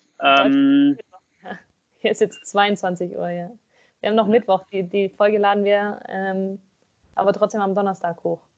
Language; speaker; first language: German; native; German